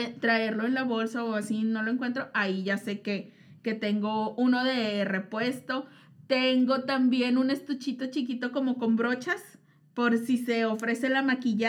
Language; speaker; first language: Spanish; native; Spanish